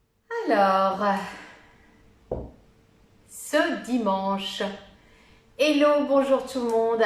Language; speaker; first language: French; native; French